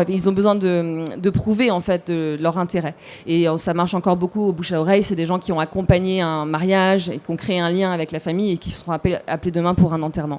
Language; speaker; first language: French; native; French